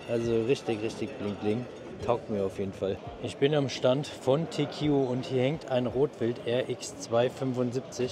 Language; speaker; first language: German; native; German